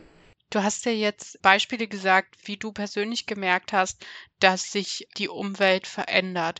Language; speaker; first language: German; native; German